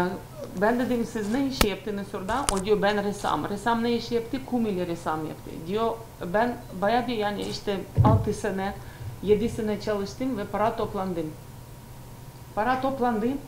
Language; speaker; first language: Turkish; non-native, learner; Ukrainian